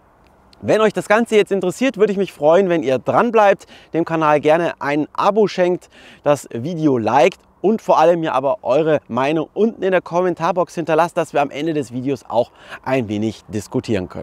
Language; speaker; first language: German; native; German